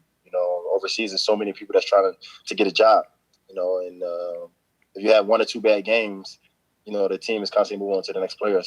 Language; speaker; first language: English; native; English